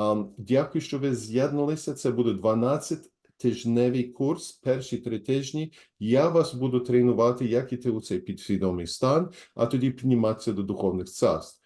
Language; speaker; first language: Ukrainian; early bilingual, heritage; Ukrainian